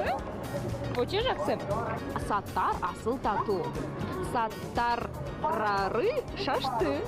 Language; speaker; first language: Kazakh; non-native, local second language; Russian